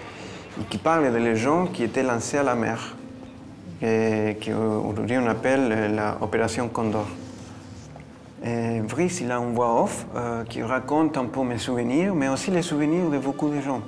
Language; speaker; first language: French; non-native, fluent; Spanish